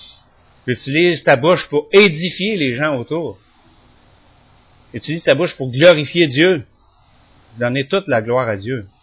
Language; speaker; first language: French; native; French